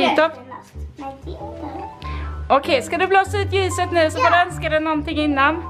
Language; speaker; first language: Swedish; native; Swedish